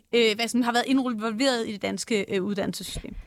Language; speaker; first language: Danish; native; Danish